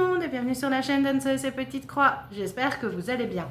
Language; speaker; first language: French; native; French